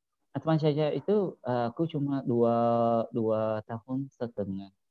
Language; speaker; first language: Indonesian; non-native, learner; Khmer